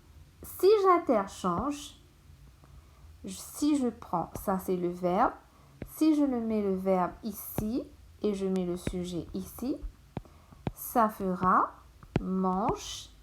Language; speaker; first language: French; non-native, local second language; Morisyen